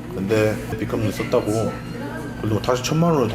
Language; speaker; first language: Korean; native; Korean